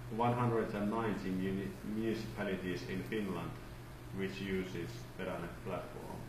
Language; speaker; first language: English; non-native, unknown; Finnish